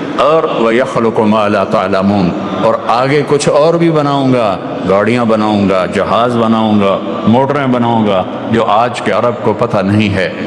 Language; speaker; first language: Urdu; non-native, local second language; Punjabi